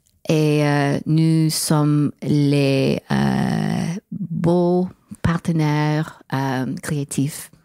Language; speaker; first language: French; non-native, learner; English